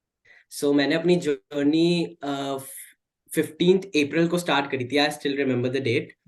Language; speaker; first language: Hindi; native; Hindi